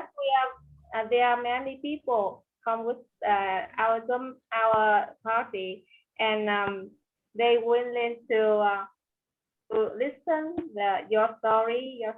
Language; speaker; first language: English; non-native, learner; Vietnamese